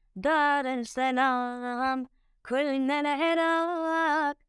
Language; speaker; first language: Arabic; early bilingual, other home language; French